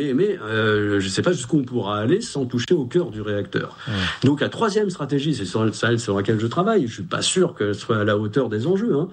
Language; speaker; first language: French; native; French